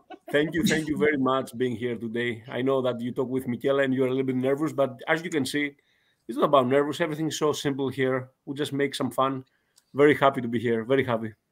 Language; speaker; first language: English; non-native, fluent; Greek